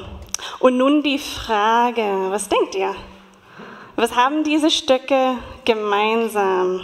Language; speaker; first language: German; non-native, fluent; English